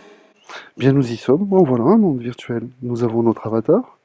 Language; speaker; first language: French; native; French